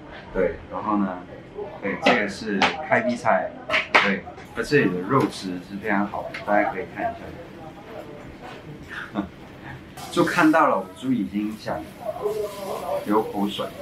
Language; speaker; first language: Chinese; non-native, local second language; Cantonese